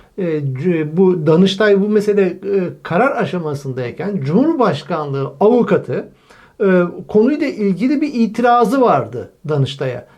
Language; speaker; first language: Turkish; native; Turkish